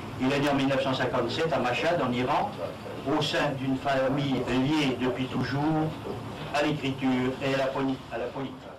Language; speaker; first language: French; native; French